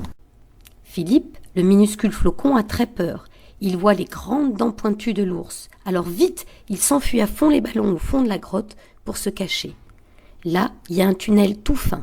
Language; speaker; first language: French; native; French